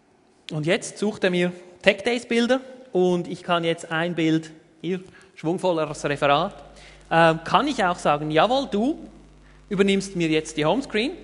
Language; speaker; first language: German; native; German